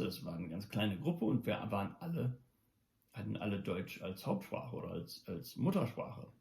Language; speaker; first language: German; non-native, local second language; English